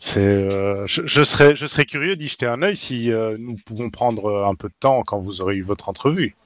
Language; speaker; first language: French; native; French